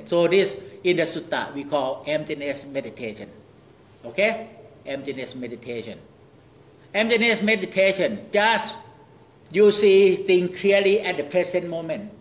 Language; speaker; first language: English; non-native, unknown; Thai